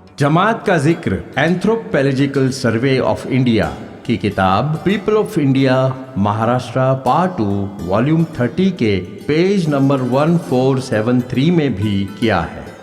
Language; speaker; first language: Urdu; native; Urdu